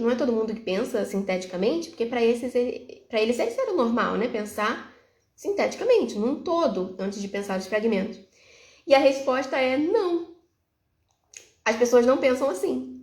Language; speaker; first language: Portuguese; native; Portuguese